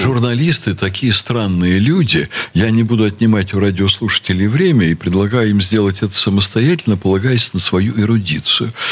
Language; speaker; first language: Russian; native; Russian